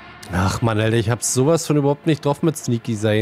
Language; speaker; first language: German; native; German